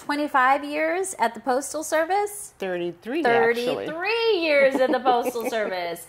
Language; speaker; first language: English; native; English